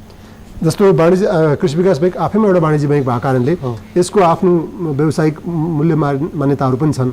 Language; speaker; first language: Nepali; native; Nepali